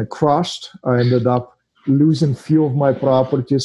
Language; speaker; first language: English; non-native, fluent; Russian